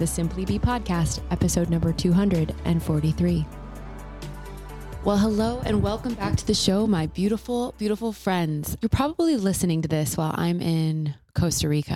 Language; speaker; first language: English; native; English